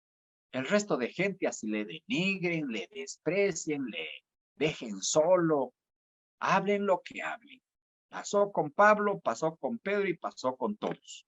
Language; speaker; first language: Spanish; native; Spanish